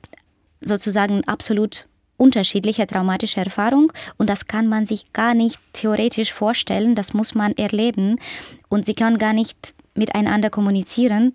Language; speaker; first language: German; non-native, fluent; Ukrainian